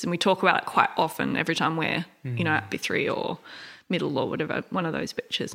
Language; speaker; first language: English; native; English